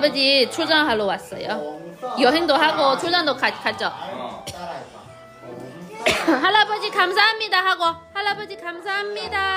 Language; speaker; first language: Korean; non-native, learner; Chinese